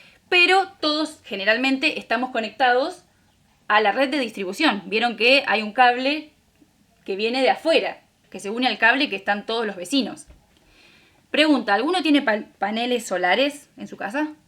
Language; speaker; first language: Spanish; native; Spanish